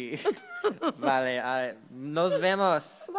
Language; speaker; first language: Spanish; non-native, learner; English